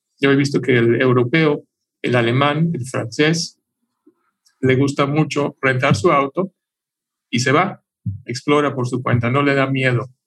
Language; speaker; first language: Spanish; non-native, fluent; English